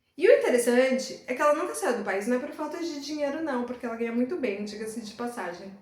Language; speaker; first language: Portuguese; native; Portuguese